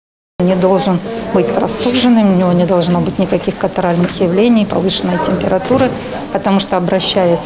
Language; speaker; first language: Russian; native; Russian